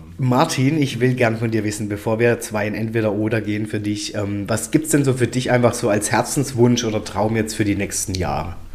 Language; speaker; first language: German; native; German